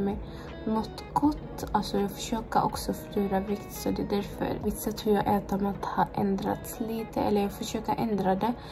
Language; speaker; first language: Swedish; non-native, fluent; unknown